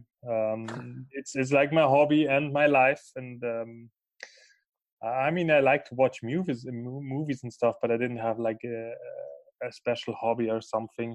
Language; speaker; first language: English; non-native, fluent; Swiss German